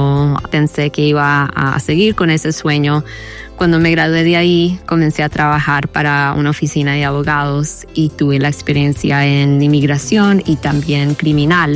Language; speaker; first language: Spanish; early bilingual, heritage; Spanish